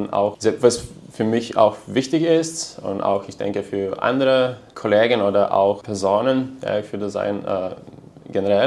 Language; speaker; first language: German; non-native, learner; Lithuanian